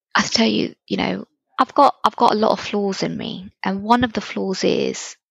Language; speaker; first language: English; native; English